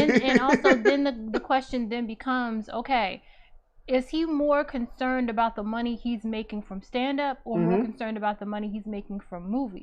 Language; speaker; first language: English; native; English